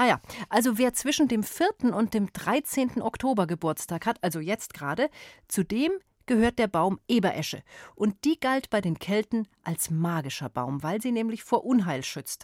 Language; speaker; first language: German; native; German